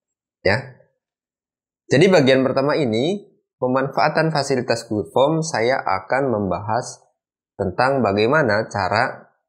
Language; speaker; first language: Indonesian; native; Indonesian